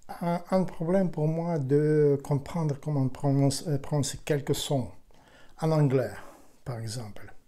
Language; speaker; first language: French; non-native, fluent; Ukrainian